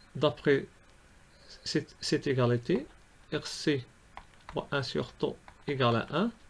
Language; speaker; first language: French; non-native, local second language; Arabic